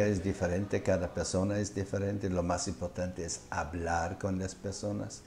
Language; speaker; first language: Spanish; non-native, fluent; German